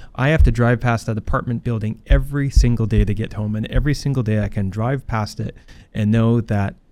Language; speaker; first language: English; native; English